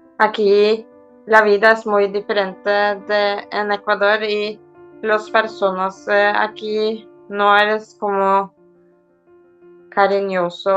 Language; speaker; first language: Spanish; early bilingual, heritage; Norwegian